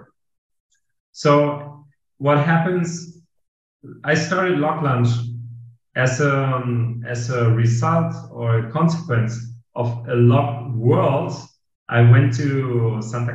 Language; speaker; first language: English; non-native, fluent; German